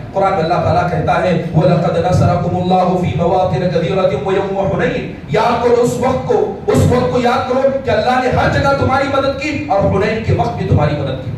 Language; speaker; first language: Urdu; native; Urdu